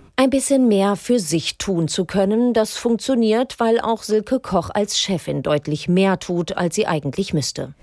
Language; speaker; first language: German; native; German